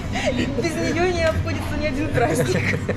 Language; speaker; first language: Russian; native; Russian